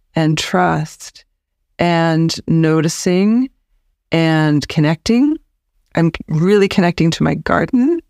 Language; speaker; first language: English; native; English